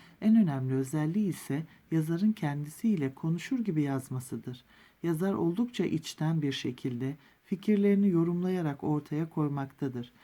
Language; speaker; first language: Turkish; native; Turkish